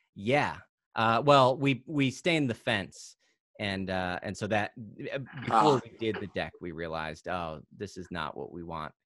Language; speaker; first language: English; native; English